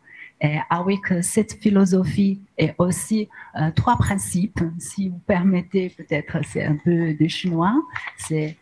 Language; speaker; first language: French; non-native, learner; Chinese